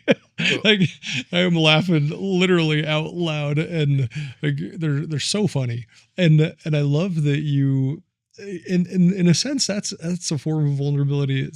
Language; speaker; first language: English; native; English